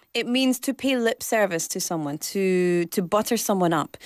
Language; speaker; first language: English; native; English